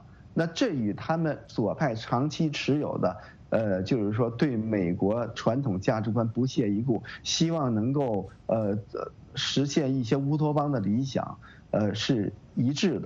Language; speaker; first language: Chinese; native; Chinese